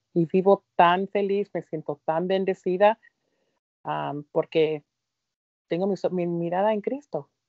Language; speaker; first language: Spanish; early bilingual, heritage; Spanish